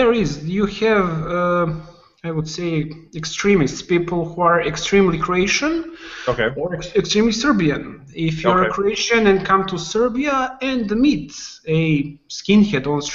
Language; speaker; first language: English; non-native, fluent; Serbian